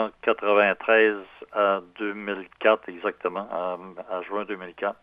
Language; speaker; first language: French; native; French